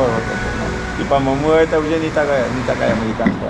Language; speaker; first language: Russian; non-native, learner; Spanish